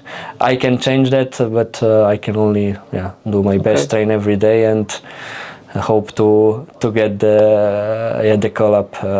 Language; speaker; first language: English; non-native, fluent; Slovenian